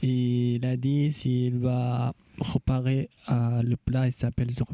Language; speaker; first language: French; non-native, fluent; Arabic